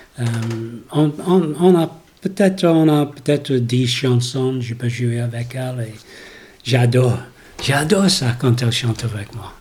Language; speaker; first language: French; non-native, learner; English